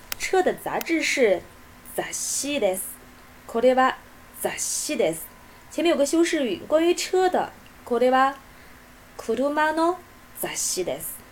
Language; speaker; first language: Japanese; non-native, fluent; Chinese